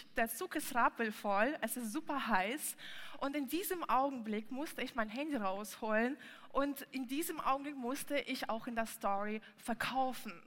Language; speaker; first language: German; non-native, fluent; Russian